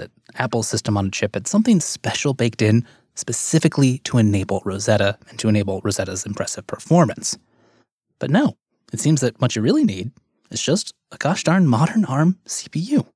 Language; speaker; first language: English; native; English